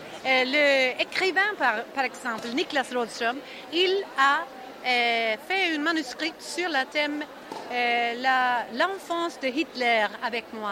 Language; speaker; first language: French; non-native, learner; Swedish